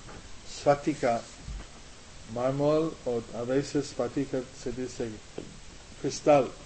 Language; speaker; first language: Spanish; non-native, learner; English